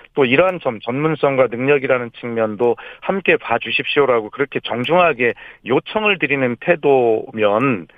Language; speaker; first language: Korean; native; Korean